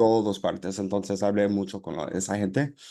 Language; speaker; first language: Spanish; early bilingual, heritage; Spanish